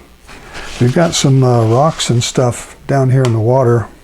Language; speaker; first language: English; native; English